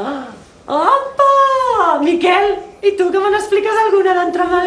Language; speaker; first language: Catalan; native; Catalan